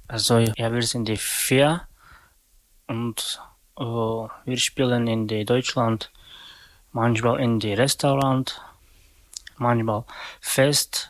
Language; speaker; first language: German; non-native, learner; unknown